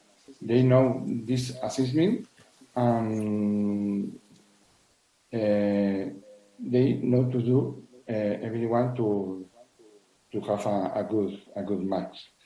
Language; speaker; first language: English; non-native, learner; Spanish